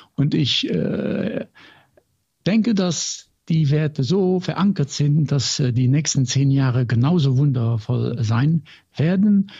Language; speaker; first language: German; non-native, local second language; Luxembourgish